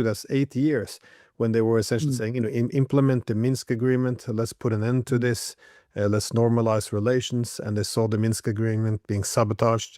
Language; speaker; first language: English; non-native, fluent; Norwegian